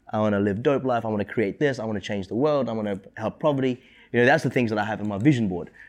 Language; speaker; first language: English; early bilingual, other home language; Indonesian